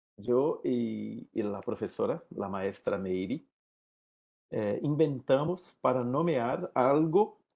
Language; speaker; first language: Spanish; non-native, learner; Portuguese